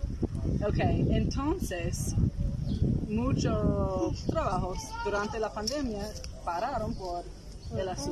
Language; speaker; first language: Spanish; non-native, fluent; English